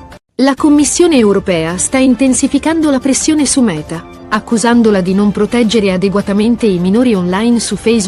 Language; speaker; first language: Italian; native; Italian